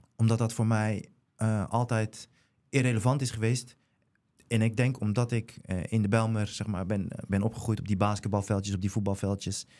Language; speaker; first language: Dutch; native; Dutch